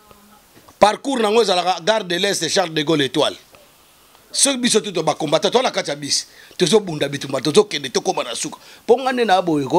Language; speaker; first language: French; non-native, local second language; Lingala